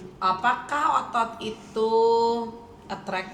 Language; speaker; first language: Indonesian; native; Indonesian